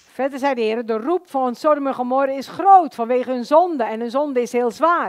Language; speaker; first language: Dutch; native; Dutch